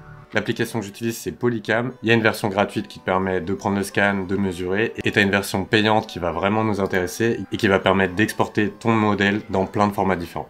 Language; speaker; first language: French; native; French